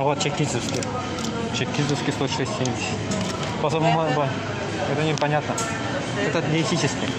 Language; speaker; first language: Russian; non-native, learner; Azerbaijani